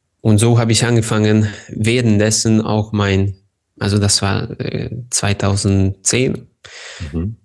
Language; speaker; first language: German; non-native, fluent; Hungarian